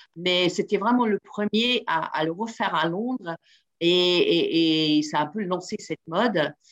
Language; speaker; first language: French; non-native, fluent; English